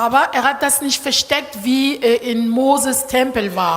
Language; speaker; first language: German; non-native, learner; Lingala